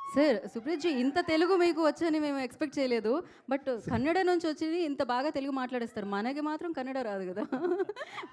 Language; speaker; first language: Telugu; native; Telugu